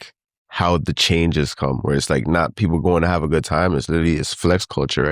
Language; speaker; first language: English; native; English